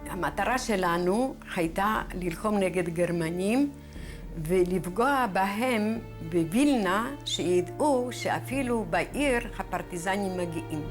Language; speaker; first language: Hebrew; non-native, fluent; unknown